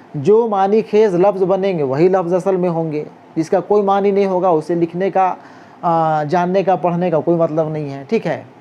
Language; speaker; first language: Hindi; native; Hindi